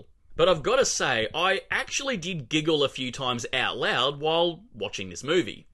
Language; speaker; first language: English; native; English